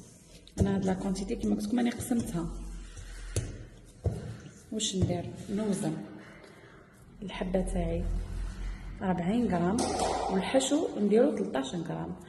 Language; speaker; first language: Arabic; native; Arabic